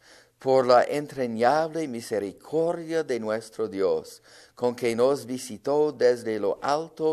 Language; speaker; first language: Spanish; non-native, fluent; English